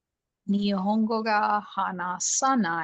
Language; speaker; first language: Japanese; non-native, learner; English